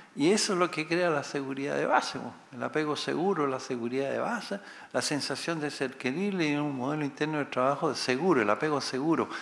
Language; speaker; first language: Spanish; native; Spanish